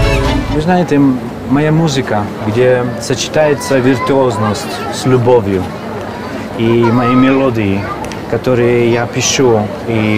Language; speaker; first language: Russian; non-native, fluent; Hungarian